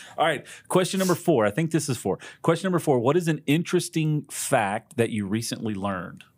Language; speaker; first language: English; native; English